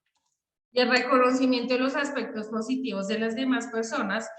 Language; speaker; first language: Spanish; native; Spanish